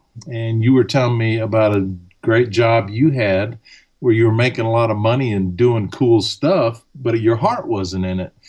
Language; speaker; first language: English; early bilingual, other home language; German